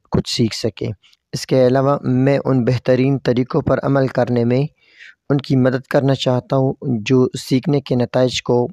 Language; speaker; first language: Urdu; non-native, local second language; Pashto